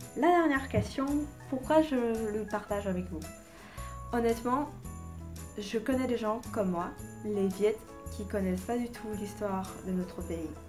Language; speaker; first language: French; non-native, fluent; Vietnamese